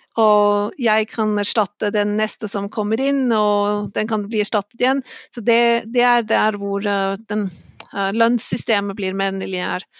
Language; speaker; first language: Norwegian; non-native, fluent; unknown